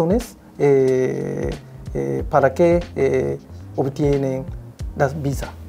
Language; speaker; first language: Spanish; non-native, learner; Japanese